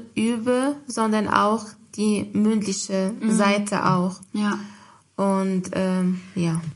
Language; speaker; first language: German; non-native, fluent; Arabic